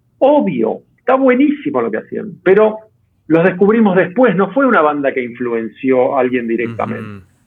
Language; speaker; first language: Spanish; native; Spanish